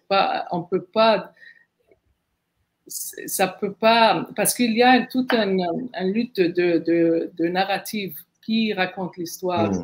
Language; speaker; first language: French; non-native, fluent; Arabic